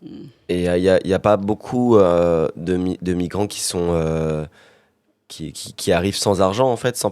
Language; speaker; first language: French; native; French